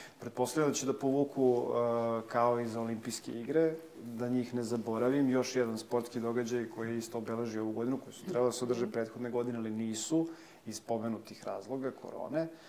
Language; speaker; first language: Serbian; native; Serbian